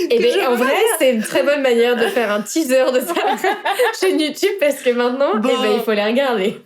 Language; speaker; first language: French; native; French